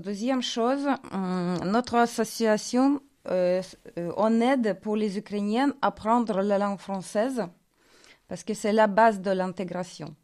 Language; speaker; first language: French; non-native, fluent; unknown